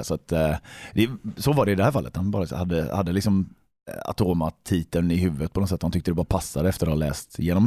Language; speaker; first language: Swedish; native; Swedish